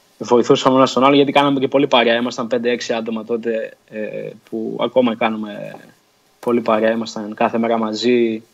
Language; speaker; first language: Greek; early bilingual, other home language; Portuguese